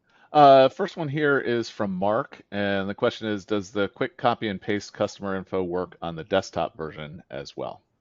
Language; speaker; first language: English; native; English